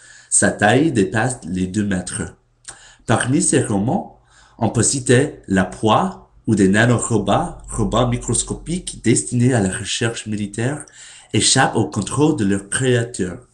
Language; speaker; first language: French; non-native, learner; English